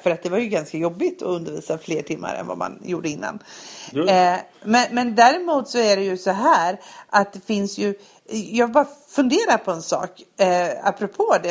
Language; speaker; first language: Swedish; native; Swedish